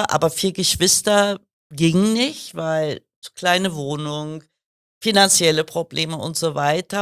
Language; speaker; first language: German; early bilingual, other home language; Kurdish